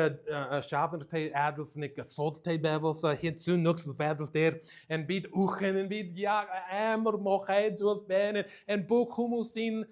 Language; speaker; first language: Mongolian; non-native, learner; English